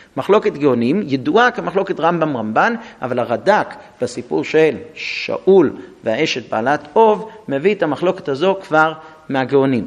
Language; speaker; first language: Hebrew; non-native, fluent; English